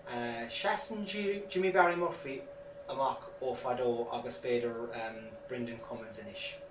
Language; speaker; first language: Irish; non-native, local second language; English